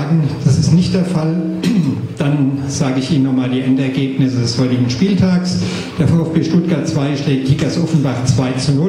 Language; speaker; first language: German; native; German